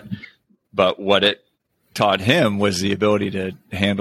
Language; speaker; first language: English; native; English